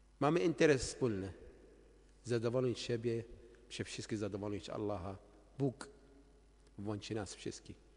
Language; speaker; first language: Polish; non-native, learner; Arabic